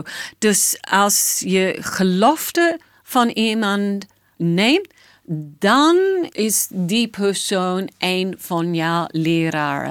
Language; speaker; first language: Dutch; non-native, fluent; English